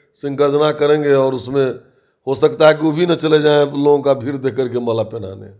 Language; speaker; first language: Hindi; native; Hindi